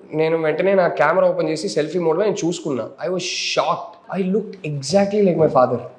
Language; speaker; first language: Telugu; non-native, local second language; Tamil